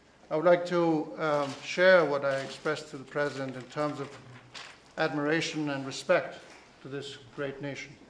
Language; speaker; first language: English; non-native, fluent; Spanish